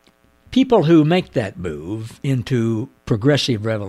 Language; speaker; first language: English; native; English